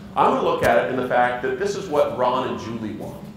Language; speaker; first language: English; native; English